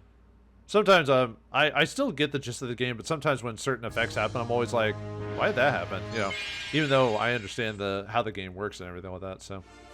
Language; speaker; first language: English; native; English